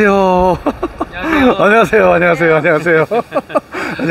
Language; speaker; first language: Korean; native; Korean